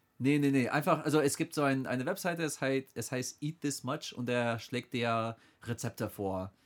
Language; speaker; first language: German; non-native, fluent; English